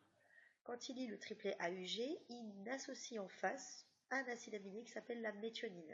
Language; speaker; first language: French; native; French